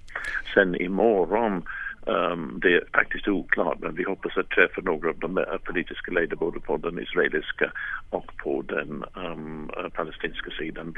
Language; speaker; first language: Swedish; non-native, fluent; English